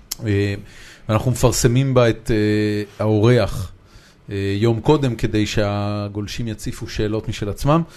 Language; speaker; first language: Hebrew; native; Hebrew